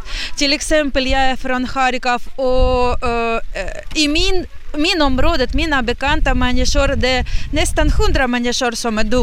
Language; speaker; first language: Swedish; non-native, learner; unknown